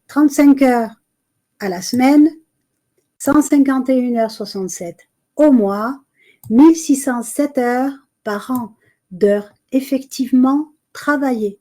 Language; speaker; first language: French; native; French